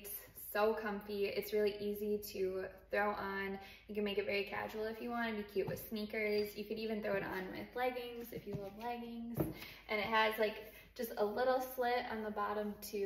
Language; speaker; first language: English; native; English